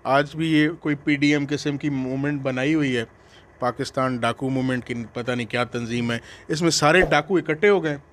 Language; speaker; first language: Urdu; non-native, local second language; Sindhi